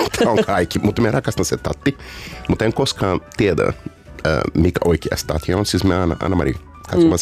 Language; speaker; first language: Finnish; non-native, fluent; Portuguese